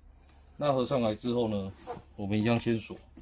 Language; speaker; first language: Chinese; native; Chinese